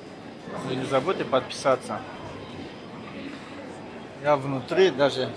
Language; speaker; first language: Russian; non-native, learner; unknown